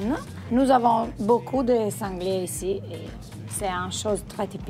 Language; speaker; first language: French; non-native, learner; Italian